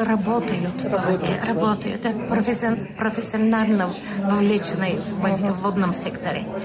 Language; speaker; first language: Russian; non-native, learner; Bulgarian